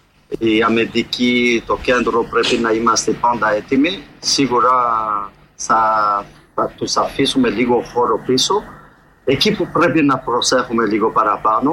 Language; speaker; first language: Greek; non-native, fluent; French